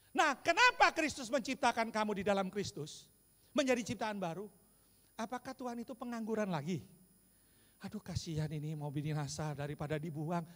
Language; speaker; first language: Indonesian; native; Indonesian